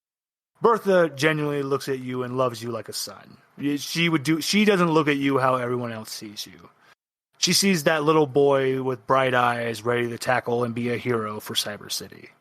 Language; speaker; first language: English; native; English